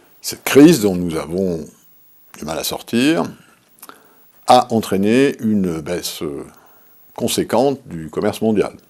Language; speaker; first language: French; native; French